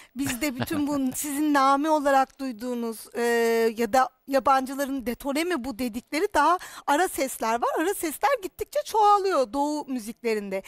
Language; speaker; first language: Turkish; native; Turkish